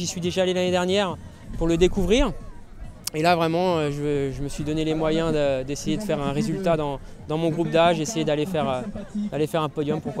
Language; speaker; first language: French; native; French